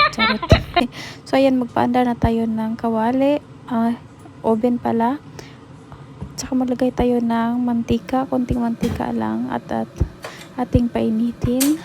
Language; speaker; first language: Filipino; non-native, local second language; Cebuano